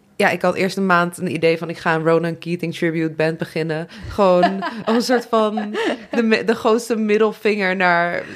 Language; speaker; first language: Dutch; native; Dutch